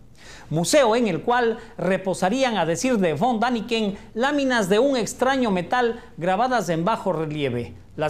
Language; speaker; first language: Spanish; native; Spanish